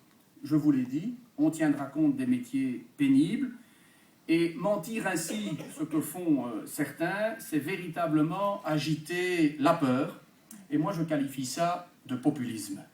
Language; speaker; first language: French; native; French